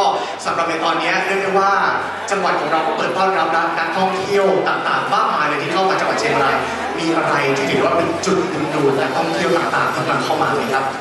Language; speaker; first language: Thai; native; Thai